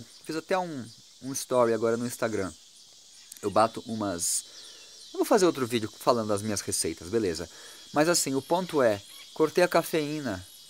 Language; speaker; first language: Portuguese; native; Portuguese